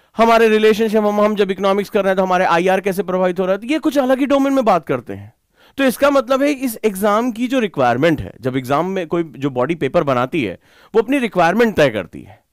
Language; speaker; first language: Hindi; native; Hindi